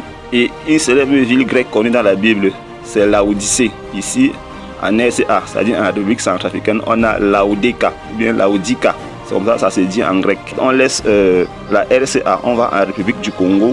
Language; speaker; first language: French; non-native, local second language; Kongo